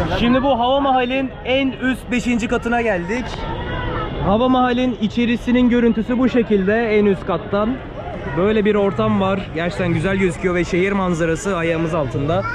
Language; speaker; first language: Turkish; native; Turkish